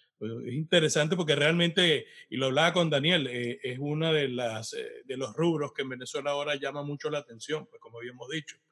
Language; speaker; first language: Spanish; native; Spanish